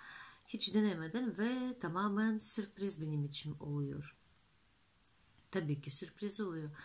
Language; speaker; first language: Turkish; non-native, fluent; Russian